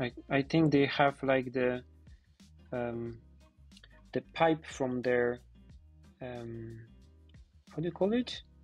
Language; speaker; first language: English; non-native, fluent; Polish